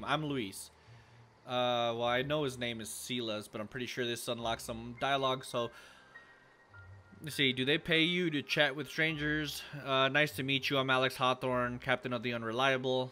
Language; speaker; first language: English; native; English